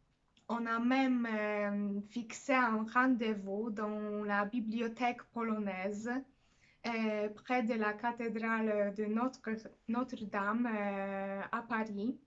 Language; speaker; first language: French; non-native, fluent; Polish